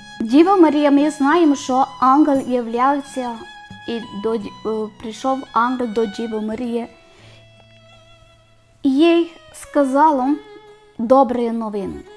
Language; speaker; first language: Ukrainian; non-native, learner; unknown